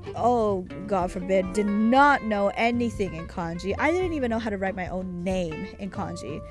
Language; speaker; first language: English; early bilingual, other home language; Japanese